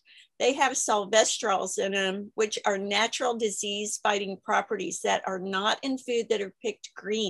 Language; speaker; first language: English; native; English